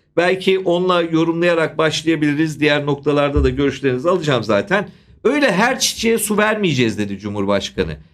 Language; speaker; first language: Turkish; native; Turkish